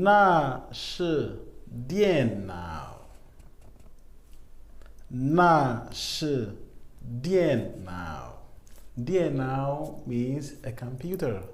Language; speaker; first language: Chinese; non-native, learner; English